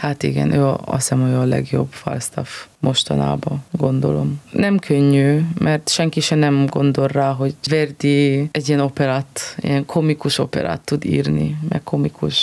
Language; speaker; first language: Hungarian; early bilingual, heritage; Hungarian